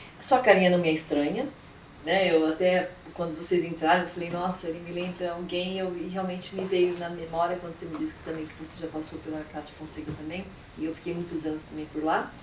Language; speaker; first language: Portuguese; native; Portuguese